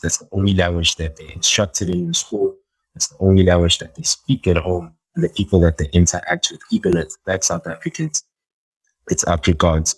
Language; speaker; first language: English; non-native, local second language; Xhosa